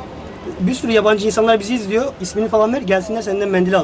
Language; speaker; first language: Turkish; native; Turkish